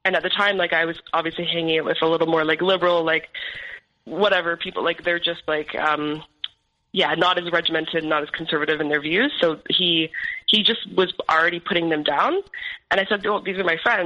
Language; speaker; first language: English; native; English